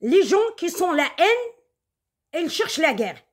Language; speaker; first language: French; non-native, local second language; Arabic